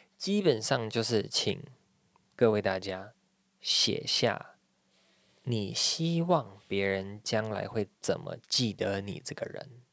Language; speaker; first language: Chinese; native; Chinese